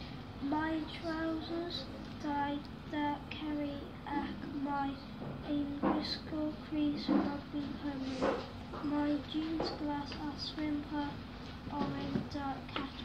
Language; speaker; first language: Welsh; non-native, local second language; English